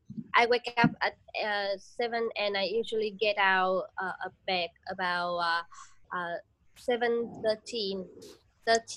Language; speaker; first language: English; non-native, learner; Vietnamese